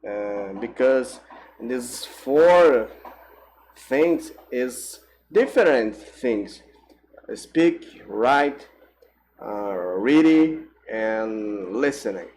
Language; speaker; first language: English; non-native, learner; Portuguese